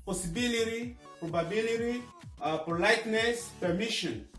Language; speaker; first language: English; non-native, fluent; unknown